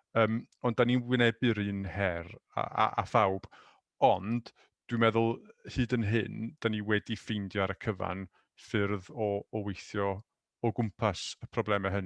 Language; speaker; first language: Welsh; native; Welsh